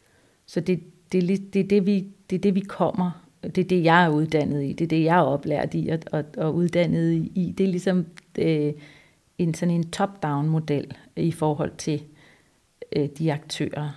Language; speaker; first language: Danish; native; Danish